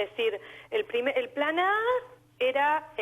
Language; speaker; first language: Spanish; native; Spanish